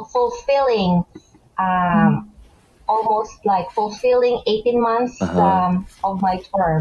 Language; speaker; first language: English; non-native, local second language; Hiligaynon